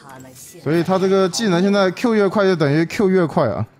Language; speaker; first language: Chinese; native; Chinese